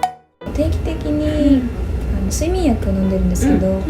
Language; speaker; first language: Japanese; native; Japanese